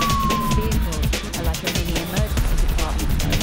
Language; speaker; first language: English; native; English